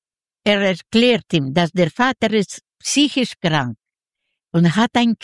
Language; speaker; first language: German; non-native, learner; Yiddish